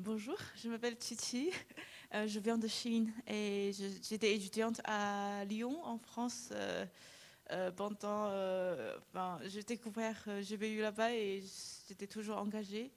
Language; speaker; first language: French; non-native, fluent; Chinese